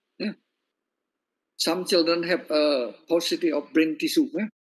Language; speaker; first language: English; non-native, fluent; Indonesian